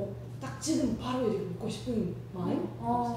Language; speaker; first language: Korean; non-native, learner; Russian